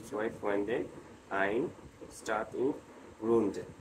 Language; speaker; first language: German; non-native, fluent; Bangla